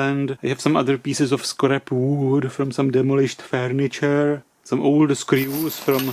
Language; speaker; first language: English; non-native, fluent; Czech